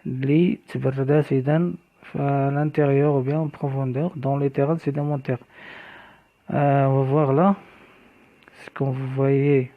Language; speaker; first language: French; non-native, local second language; Arabic